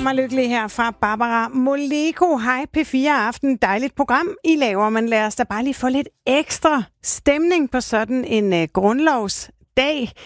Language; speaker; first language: Danish; native; Danish